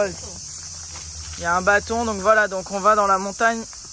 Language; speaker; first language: French; native; French